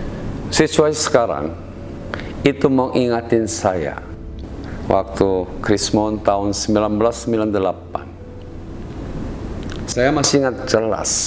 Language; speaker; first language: Indonesian; non-native, learner; Korean